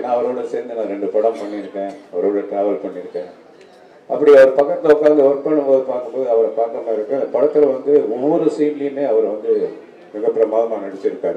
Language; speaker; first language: Tamil; native; Tamil